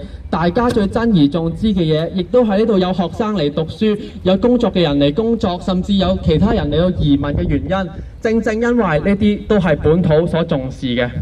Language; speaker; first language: Cantonese; native; Cantonese